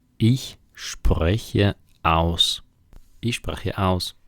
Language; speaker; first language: German; non-native, fluent; Ukrainian